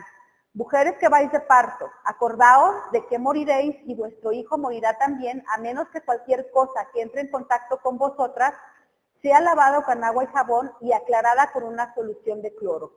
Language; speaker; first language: Spanish; native; Spanish